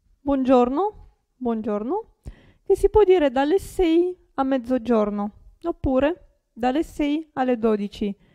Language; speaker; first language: Italian; non-native, fluent; Romanian